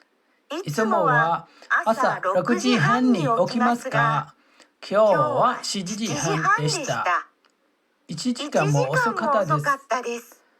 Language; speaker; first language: Japanese; non-native, fluent; Burmese